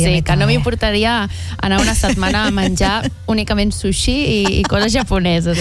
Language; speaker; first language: Catalan; native; Catalan